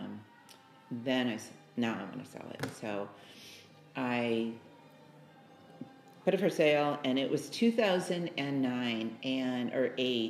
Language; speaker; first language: English; native; English